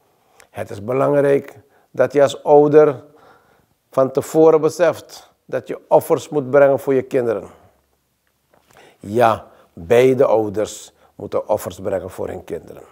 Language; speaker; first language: Dutch; native; Dutch